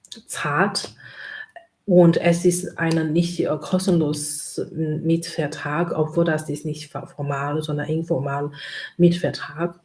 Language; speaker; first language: German; non-native, learner; Chinese